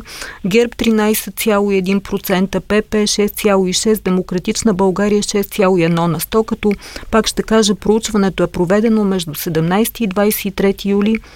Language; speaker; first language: Bulgarian; native; Bulgarian